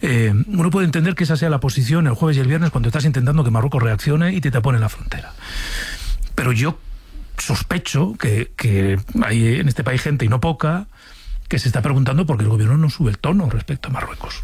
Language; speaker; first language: Spanish; native; Spanish